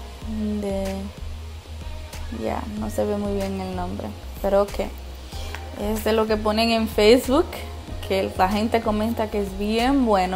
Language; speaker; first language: Spanish; early bilingual, heritage; Spanish